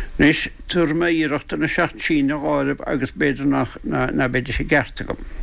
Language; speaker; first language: Irish; native; Irish